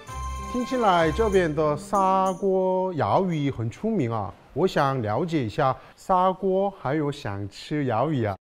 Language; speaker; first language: Chinese; non-native, fluent; Korean